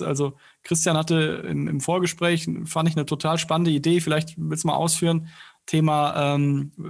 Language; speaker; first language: German; native; German